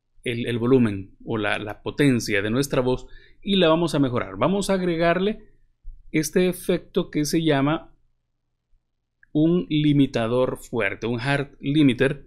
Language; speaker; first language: Spanish; native; Spanish